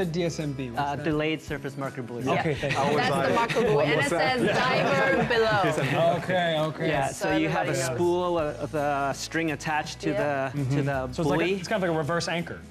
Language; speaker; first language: English; native; English